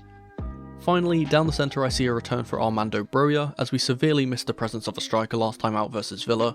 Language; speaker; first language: English; native; English